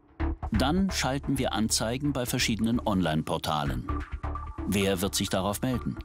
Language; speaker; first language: German; native; German